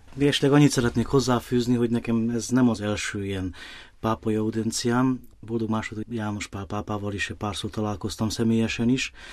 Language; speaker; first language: Hungarian; native; Hungarian